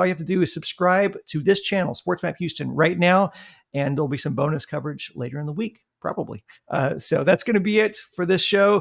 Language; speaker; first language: English; native; English